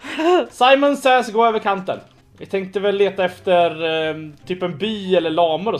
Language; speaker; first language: Swedish; native; Swedish